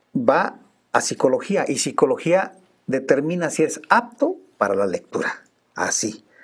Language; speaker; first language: Spanish; native; Spanish